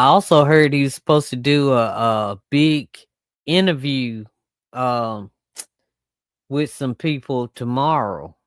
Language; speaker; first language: English; native; English